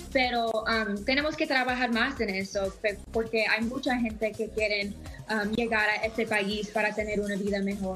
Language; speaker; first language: Spanish; early bilingual, other home language; English